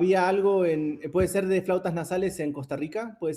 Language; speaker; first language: Spanish; native; Spanish